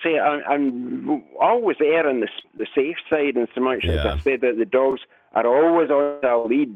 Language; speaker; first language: English; native; English